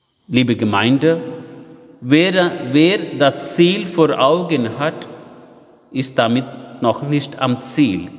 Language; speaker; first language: German; non-native, fluent; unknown